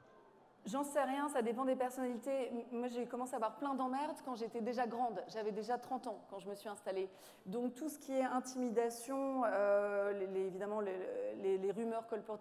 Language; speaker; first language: French; native; French